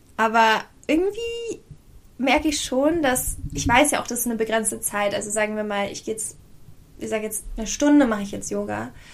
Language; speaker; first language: German; native; German